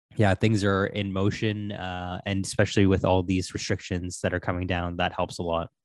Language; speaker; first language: English; native; English